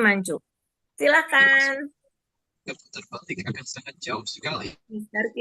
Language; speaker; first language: Indonesian; native; Indonesian